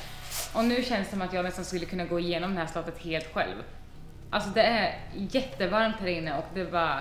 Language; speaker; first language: Swedish; native; Swedish